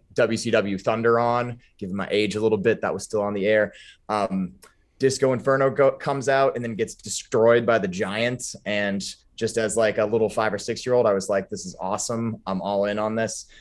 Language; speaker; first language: English; native; English